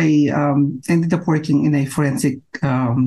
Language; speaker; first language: English; non-native, local second language; Filipino